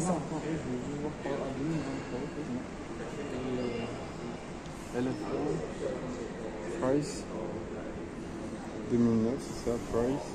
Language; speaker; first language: French; native; French